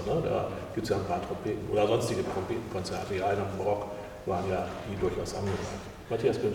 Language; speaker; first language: German; native; German